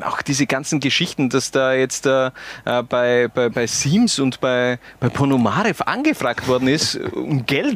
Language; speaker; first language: German; native; German